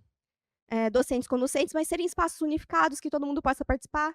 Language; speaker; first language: Portuguese; native; Portuguese